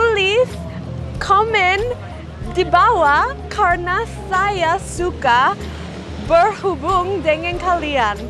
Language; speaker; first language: Indonesian; non-native, learner; English